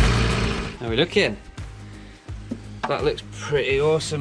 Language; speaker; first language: English; native; English